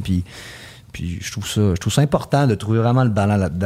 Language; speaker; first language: French; early bilingual, heritage; French